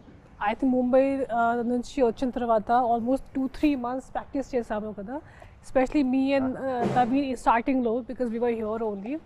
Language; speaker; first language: Telugu; non-native, fluent; Hindi